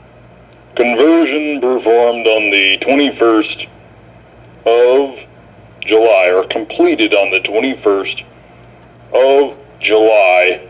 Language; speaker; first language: English; native; English